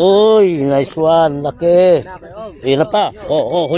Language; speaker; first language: Filipino; native; Filipino